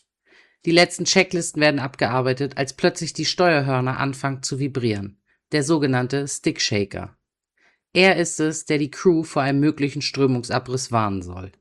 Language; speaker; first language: German; native; German